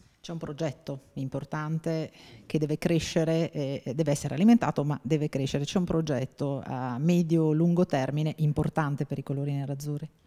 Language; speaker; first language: Italian; native; Italian